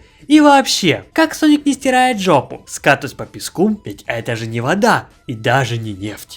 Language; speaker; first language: Russian; native; Russian